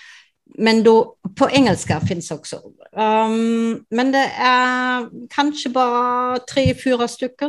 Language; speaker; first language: Swedish; non-native, fluent; German